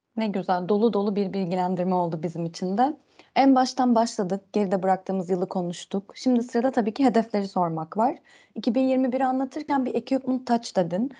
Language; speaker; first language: Turkish; native; Turkish